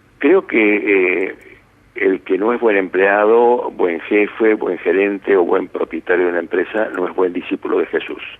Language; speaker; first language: Spanish; early bilingual, other home language; Italian